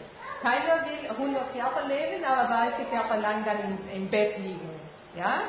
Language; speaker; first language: German; non-native, fluent; Spanish